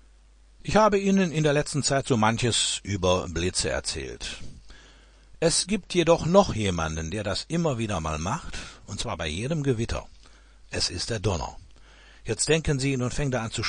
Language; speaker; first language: German; native; German